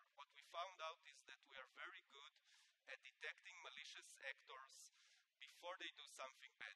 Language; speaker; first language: English; non-native, fluent; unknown